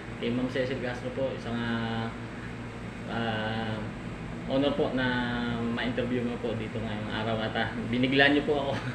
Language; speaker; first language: Filipino; native; Filipino